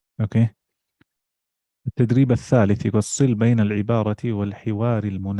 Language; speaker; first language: Arabic; non-native, fluent; English